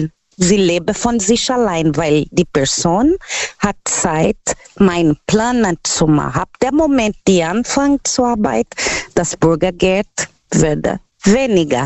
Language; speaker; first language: German; non-native, learner; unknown